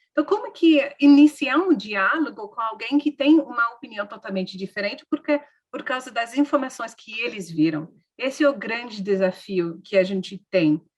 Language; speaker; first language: Portuguese; non-native, fluent; English